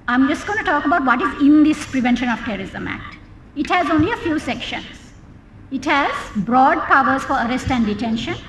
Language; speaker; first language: English; non-native, local second language; Sinhala